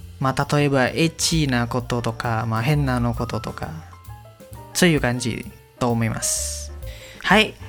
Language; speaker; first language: Japanese; non-native, learner; Indonesian